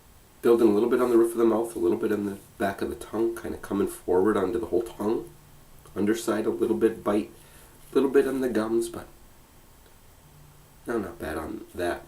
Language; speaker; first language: English; native; English